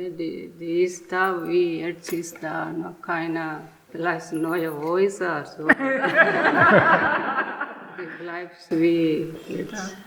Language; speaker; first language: German; non-native, learner; Telugu